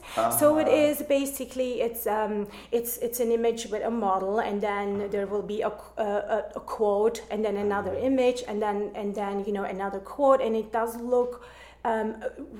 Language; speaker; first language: English; non-native, fluent; German